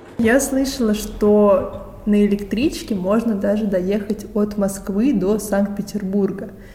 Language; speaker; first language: Russian; native; Russian